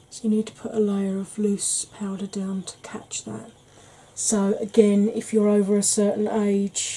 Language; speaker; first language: English; native; English